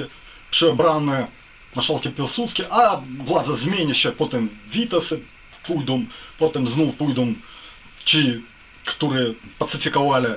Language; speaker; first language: Polish; non-native, learner; Ukrainian